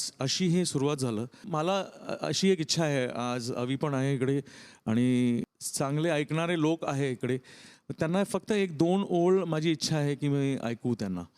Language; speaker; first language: Marathi; non-native, local second language; Tamil